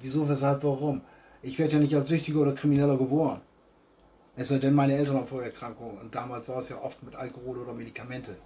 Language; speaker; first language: German; native; German